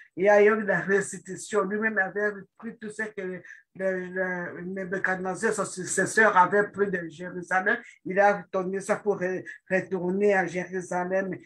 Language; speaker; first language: French; non-native, local second language; Lingala